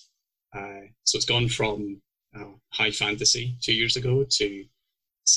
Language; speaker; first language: English; native; English